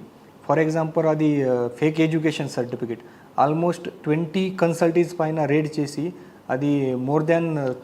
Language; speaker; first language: Telugu; non-native, fluent; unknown